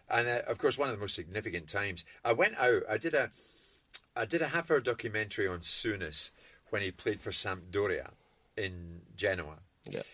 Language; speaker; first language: English; native; English